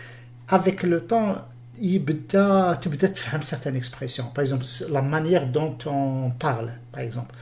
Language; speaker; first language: French; non-native, local second language; Arabic